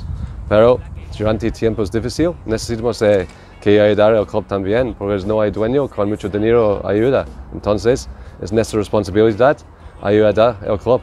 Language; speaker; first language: Spanish; non-native, learner; English